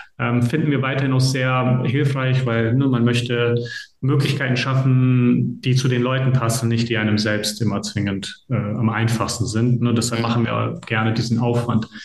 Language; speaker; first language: German; early bilingual, other home language; Serbian